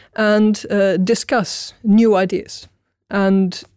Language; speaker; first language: English; non-native, fluent; Dutch